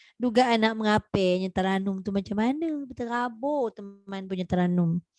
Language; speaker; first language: Malay; native; Malay